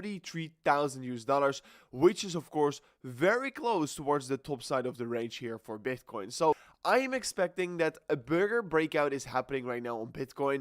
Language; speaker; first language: English; non-native, fluent; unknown